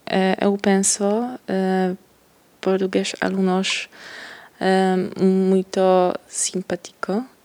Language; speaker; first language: Portuguese; non-native, learner; Polish